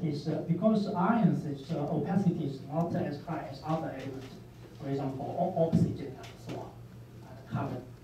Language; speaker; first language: English; non-native, fluent; Chinese